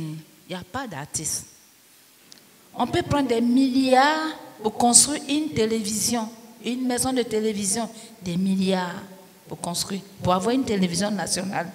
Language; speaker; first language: French; non-native, local second language; Baoulé